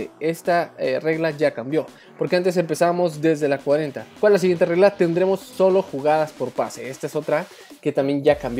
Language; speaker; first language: Spanish; native; Spanish